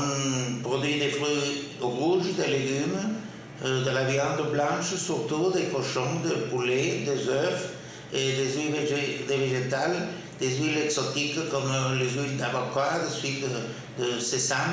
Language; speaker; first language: French; non-native, fluent; Spanish